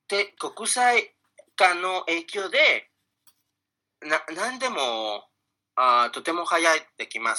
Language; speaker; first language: Japanese; non-native, fluent; Spanish